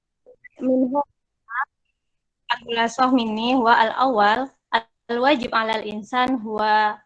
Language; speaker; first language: Arabic; non-native, learner; Indonesian